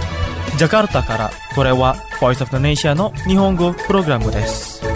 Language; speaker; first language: Japanese; non-native, fluent; Indonesian